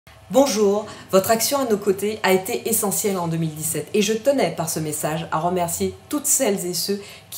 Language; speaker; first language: French; native; French